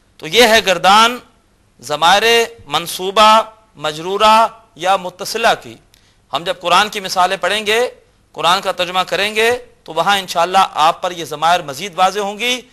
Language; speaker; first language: Urdu; native; Urdu